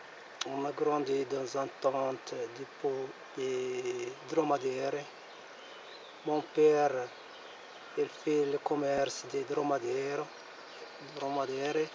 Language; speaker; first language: French; non-native, learner; Arabic